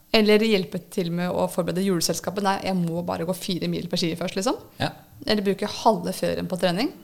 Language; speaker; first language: Norwegian; native; Norwegian